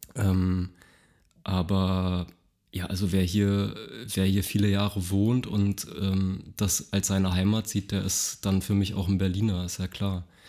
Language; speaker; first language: German; native; German